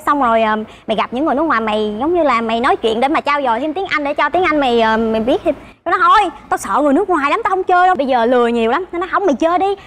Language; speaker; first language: Vietnamese; native; Vietnamese